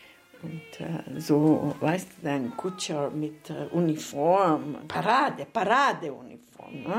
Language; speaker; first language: German; non-native, fluent; Hungarian